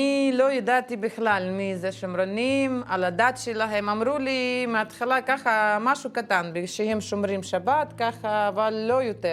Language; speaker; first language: Hebrew; non-native, fluent; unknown